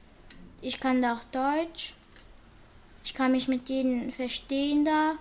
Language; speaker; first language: German; early bilingual, other home language; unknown